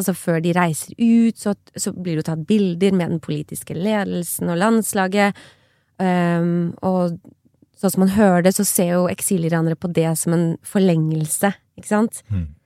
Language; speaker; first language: Norwegian; early bilingual, other home language; Persian